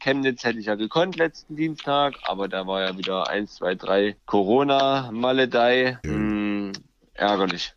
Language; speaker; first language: German; native; German